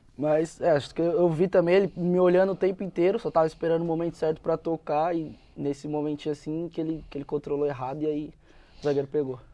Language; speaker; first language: Portuguese; native; Portuguese